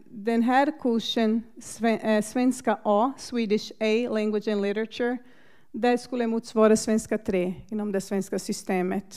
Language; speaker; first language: Swedish; non-native, fluent; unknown